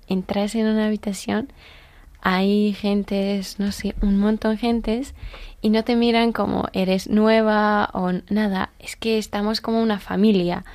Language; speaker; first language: Spanish; non-native, learner; Georgian